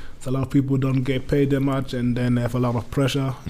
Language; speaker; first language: English; non-native, learner; German